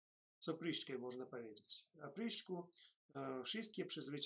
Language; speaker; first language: Polish; non-native, learner; Russian